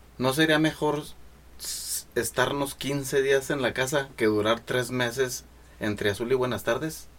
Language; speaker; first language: Spanish; native; Spanish